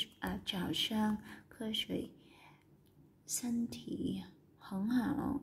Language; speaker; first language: Chinese; non-native, learner; Vietnamese